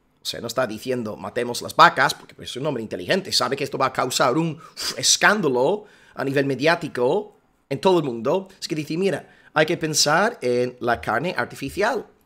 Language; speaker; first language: Spanish; non-native, fluent; English